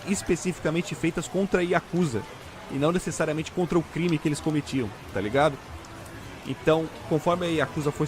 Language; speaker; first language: Portuguese; native; Portuguese